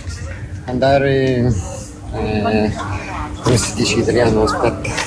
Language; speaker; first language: Italian; non-native, learner; Ukrainian